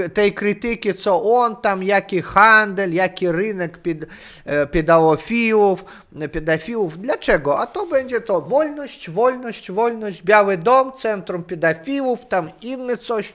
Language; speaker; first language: Polish; non-native, learner; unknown